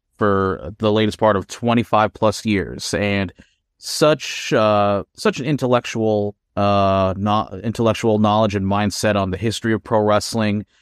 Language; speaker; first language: English; non-native, local second language; Filipino